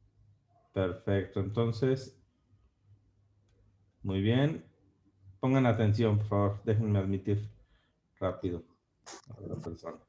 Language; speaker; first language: Spanish; native; Spanish